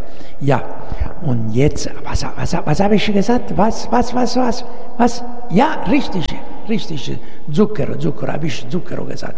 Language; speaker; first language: German; non-native, fluent; Italian